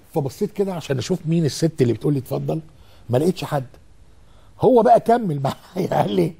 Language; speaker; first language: Arabic; native; Arabic